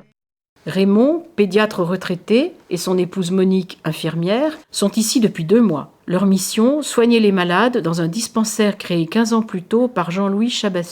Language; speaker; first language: French; native; French